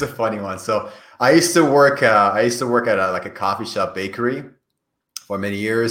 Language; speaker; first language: English; non-native, fluent; Persian